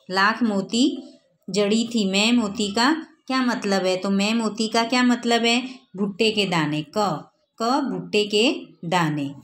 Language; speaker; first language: Hindi; non-native, local second language; Gujarati